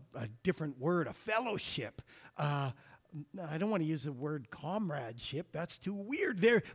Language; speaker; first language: English; native; English